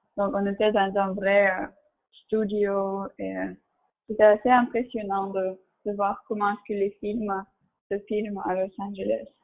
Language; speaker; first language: French; non-native, fluent; Russian